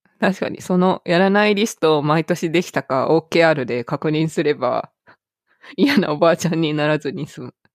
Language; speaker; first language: Japanese; native; Japanese